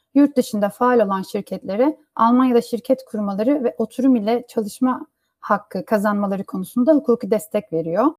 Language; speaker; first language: Turkish; native; Turkish